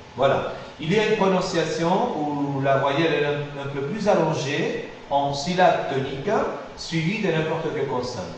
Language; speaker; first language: French; non-native, fluent; Spanish